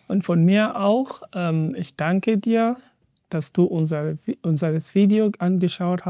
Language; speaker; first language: German; non-native, learner; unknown